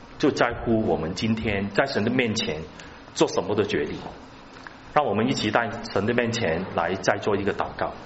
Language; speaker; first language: Chinese; non-native, local second language; Cantonese